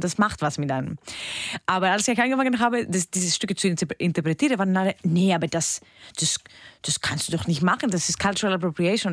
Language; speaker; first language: German; non-native, fluent; Greek